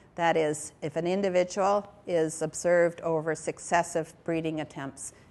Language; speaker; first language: English; native; English